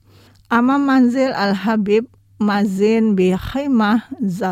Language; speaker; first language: Arabic; non-native, fluent; Indonesian